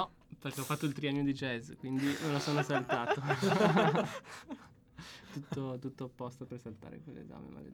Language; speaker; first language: Italian; native; Italian